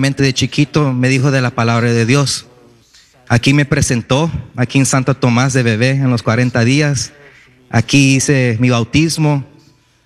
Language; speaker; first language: Spanish; early bilingual, heritage; Spanish